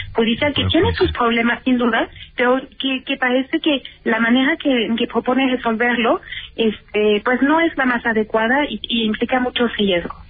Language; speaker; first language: Spanish; native; Spanish